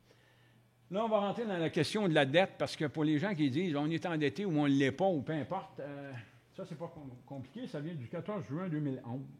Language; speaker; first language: French; native; French